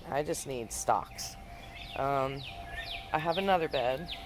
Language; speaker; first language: English; native; English